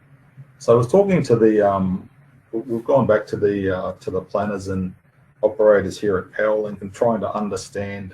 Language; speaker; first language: English; native; English